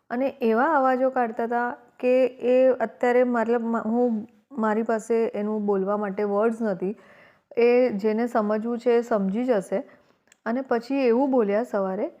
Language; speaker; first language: Gujarati; native; Gujarati